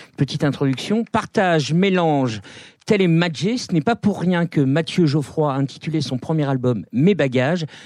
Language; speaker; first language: French; native; French